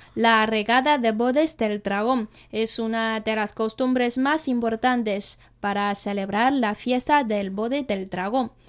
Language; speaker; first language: Spanish; non-native, fluent; Chinese